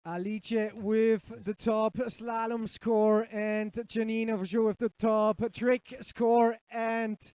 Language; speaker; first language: English; non-native, fluent; German